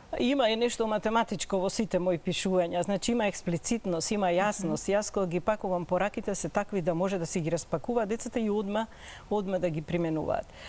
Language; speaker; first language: Macedonian; native; Macedonian